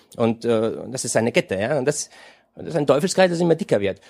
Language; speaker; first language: German; non-native, fluent; Spanish